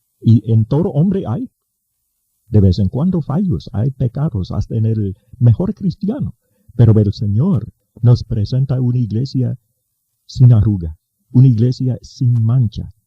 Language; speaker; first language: Spanish; native; Spanish